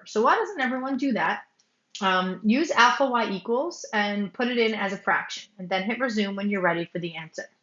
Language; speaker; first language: English; native; English